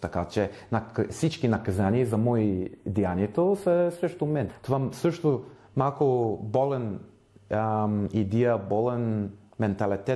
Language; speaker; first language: Bulgarian; non-native, fluent; English